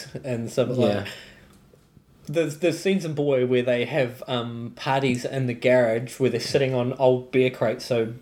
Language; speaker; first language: English; native; English